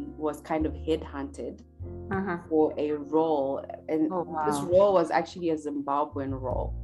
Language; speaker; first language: English; non-native, local second language; Shona